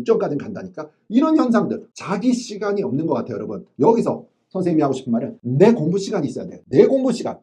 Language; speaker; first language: Korean; native; Korean